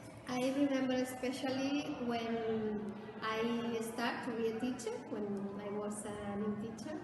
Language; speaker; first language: English; non-native, learner; Spanish